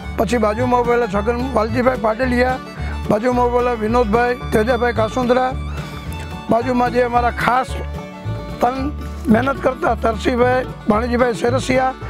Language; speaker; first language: Gujarati; native; Gujarati